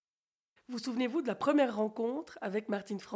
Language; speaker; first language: French; native; French